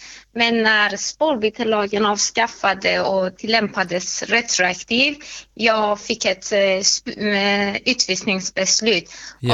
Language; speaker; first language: Swedish; non-native, fluent; Persian